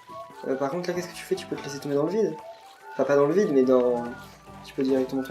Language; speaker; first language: French; native; French